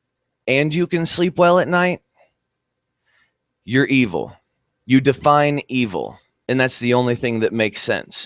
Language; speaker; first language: English; native; English